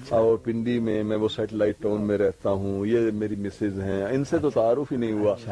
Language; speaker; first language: Urdu; native; Urdu